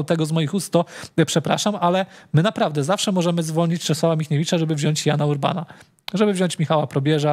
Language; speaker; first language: Polish; native; Polish